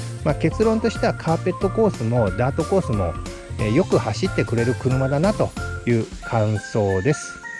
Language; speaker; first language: Japanese; native; Japanese